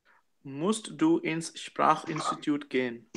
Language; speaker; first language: German; non-native, learner; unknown